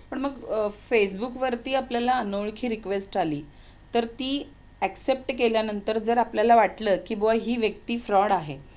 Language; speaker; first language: Marathi; native; Marathi